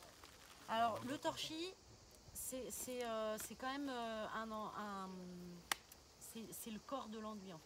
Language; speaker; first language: French; native; French